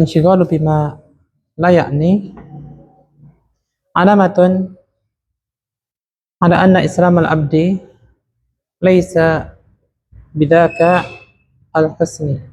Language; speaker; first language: Arabic; non-native, fluent; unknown